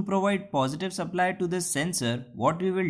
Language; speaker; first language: English; non-native, local second language; Hindi